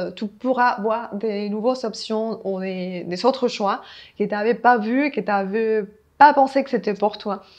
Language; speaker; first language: French; non-native, fluent; Spanish